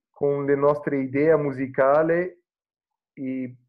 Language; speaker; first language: Italian; non-native, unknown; Portuguese